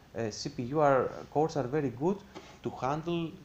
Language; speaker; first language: English; non-native, fluent; Greek